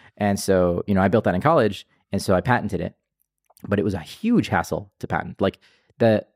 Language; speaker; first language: English; non-native, fluent; Hebrew